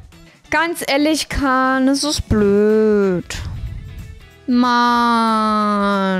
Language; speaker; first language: German; native; German